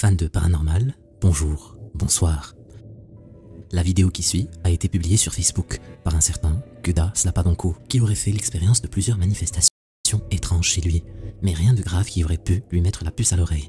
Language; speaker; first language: French; native; French